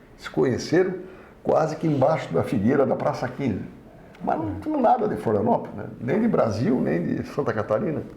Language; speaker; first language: Portuguese; native; Portuguese